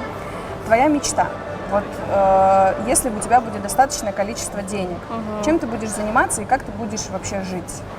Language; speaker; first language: Russian; native; Russian